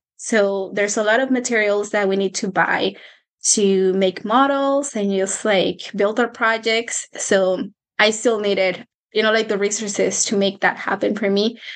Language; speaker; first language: English; non-native, fluent; Spanish